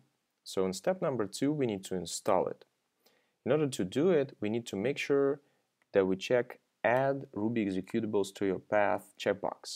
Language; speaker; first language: English; non-native, fluent; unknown